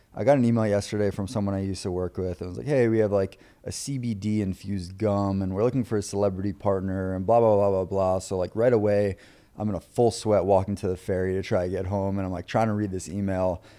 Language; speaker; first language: English; native; English